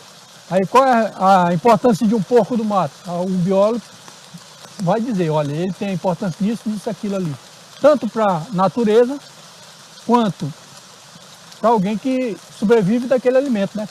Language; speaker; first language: Portuguese; native; Portuguese